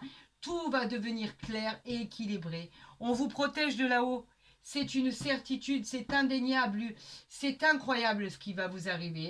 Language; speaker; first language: French; native; French